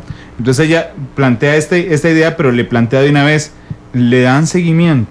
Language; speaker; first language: Spanish; native; Spanish